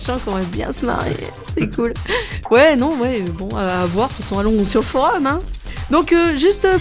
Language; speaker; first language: French; native; French